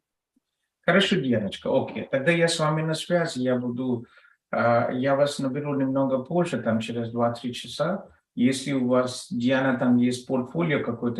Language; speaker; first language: Russian; non-native, fluent; Telugu